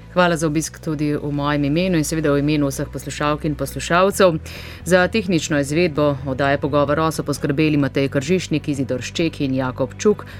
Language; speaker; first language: Slovenian; native; Slovenian